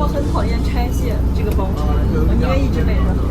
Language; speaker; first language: Chinese; native; Chinese